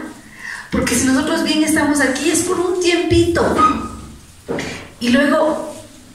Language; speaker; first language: Spanish; native; Spanish